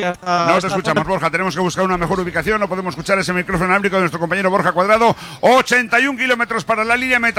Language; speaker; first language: Spanish; native; Spanish